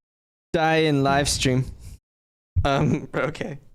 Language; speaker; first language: English; native; English